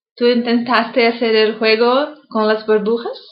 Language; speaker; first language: Spanish; non-native, learner; English